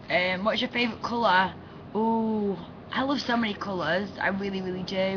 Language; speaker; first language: English; native; English